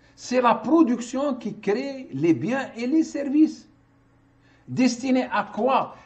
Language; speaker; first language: French; non-native, local second language; Arabic